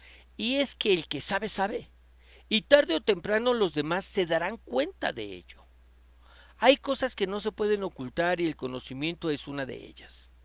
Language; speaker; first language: Spanish; native; Spanish